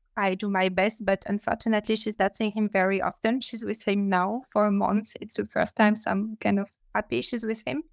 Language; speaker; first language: English; non-native, fluent; French